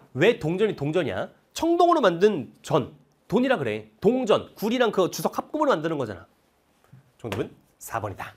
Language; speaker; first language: Korean; native; Korean